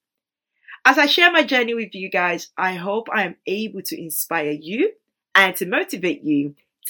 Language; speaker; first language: English; non-native, local second language; Yoruba